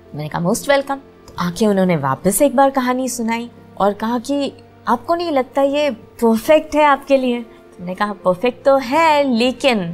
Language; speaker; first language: Hindi; non-native, local second language; Marathi